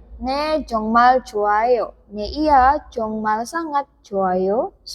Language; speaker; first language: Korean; non-native, learner; Indonesian